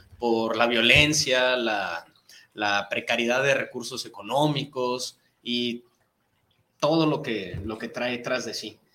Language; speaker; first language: Spanish; native; Spanish